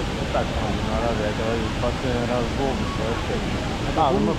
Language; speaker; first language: Russian; native; Russian